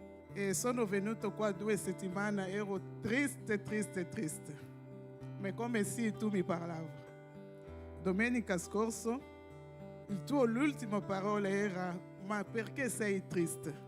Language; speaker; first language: Italian; non-native, fluent; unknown